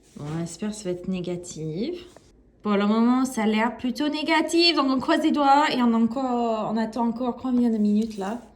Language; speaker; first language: French; non-native, fluent; English